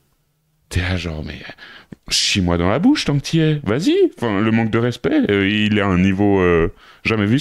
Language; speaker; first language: French; native; French